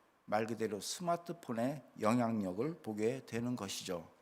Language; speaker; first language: Korean; native; Korean